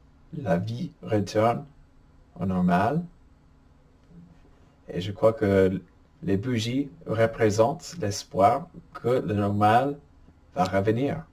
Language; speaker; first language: French; non-native, fluent; English